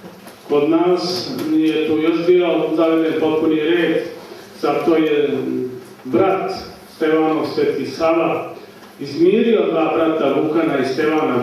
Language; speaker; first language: Bosnian; native; Bosnian